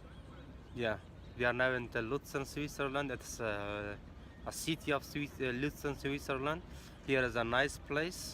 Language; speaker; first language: English; non-native, learner; Persian